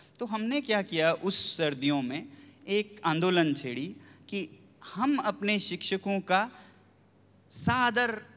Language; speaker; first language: Hindi; non-native, local second language; Ladakhi